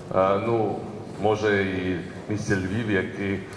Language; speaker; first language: Ukrainian; non-native, learner; Georgian